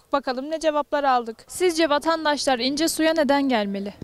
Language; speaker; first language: Turkish; native; Turkish